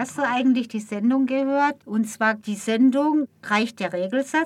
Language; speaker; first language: German; native; German